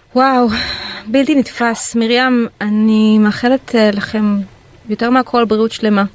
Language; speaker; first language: Hebrew; native; Hebrew